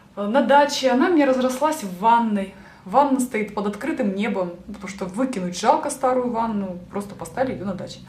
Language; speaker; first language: Russian; native; Russian